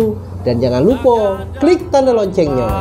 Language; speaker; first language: Indonesian; native; Indonesian